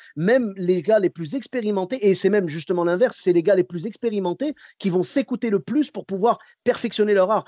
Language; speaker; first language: French; early bilingual, other home language; Arabic